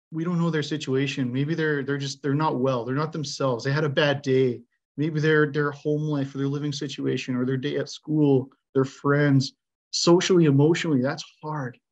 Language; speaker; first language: English; native; English